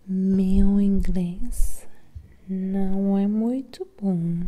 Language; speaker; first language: Portuguese; non-native, learner; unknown